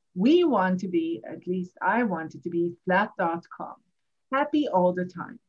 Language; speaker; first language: English; non-native, fluent; Hebrew